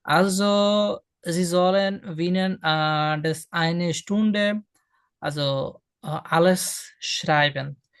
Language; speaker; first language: German; non-native, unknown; Bangla